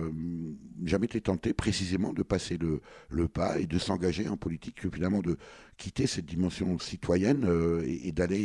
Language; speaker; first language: French; native; French